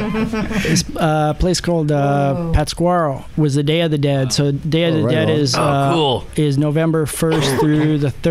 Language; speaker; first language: English; native; English